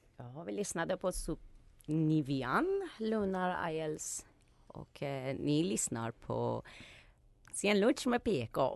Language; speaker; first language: Swedish; non-native, fluent; Persian